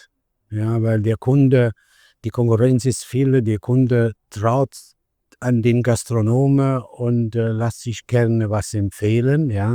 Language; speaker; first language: German; non-native, fluent; Italian